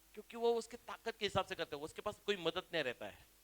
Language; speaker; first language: Hindi; non-native, local second language; Marathi